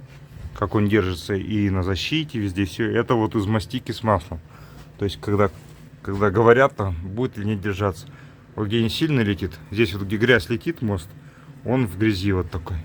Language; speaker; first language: Russian; native; Russian